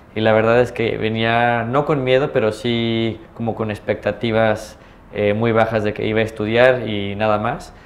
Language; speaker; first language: Spanish; native; Spanish